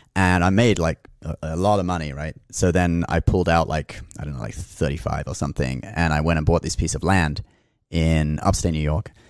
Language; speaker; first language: English; native; English